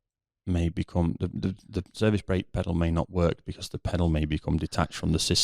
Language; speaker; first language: English; native; English